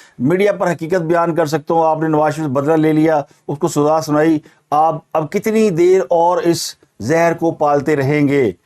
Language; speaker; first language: Urdu; non-native, local second language; Punjabi